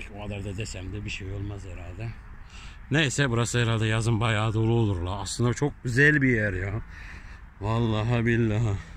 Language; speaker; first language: Turkish; early bilingual, heritage; Turkish